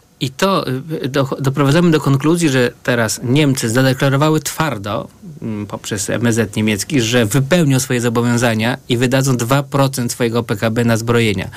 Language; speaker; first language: Polish; native; Polish